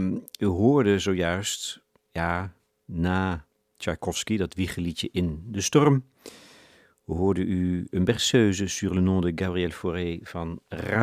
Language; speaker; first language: Dutch; native; Dutch